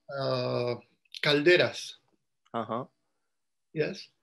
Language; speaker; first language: English; non-native, learner; Spanish